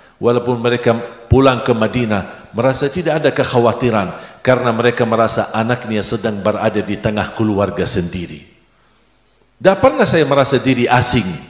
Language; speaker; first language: Indonesian; non-native, fluent; Arabic